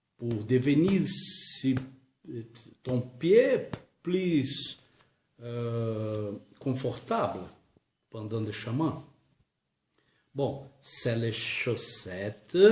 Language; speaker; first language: French; non-native, learner; Portuguese